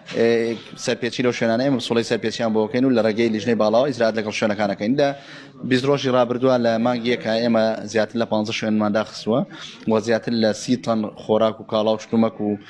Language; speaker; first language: Central Kurdish; native; Central Kurdish